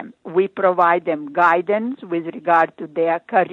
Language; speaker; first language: English; non-native, fluent; Croatian